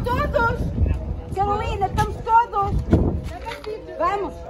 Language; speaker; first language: Spanish; non-native, learner; Filipino